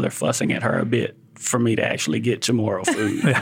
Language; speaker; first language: English; native; English